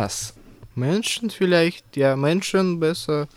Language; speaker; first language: German; non-native, learner; Russian